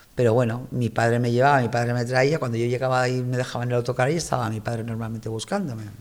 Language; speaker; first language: Spanish; native; Spanish